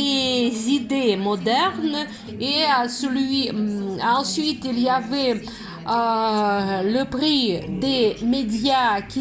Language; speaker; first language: French; non-native, fluent; Russian